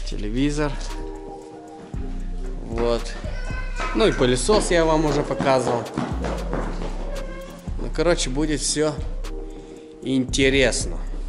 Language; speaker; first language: Russian; native; Russian